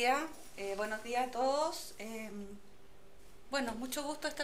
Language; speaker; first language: Spanish; native; Spanish